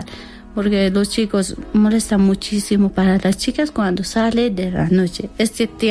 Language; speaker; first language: Spanish; non-native, learner; Persian